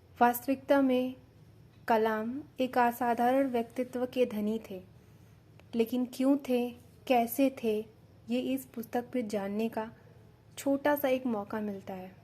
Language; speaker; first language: Hindi; native; Hindi